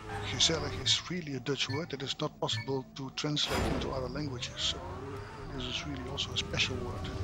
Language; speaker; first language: English; non-native, fluent; Dutch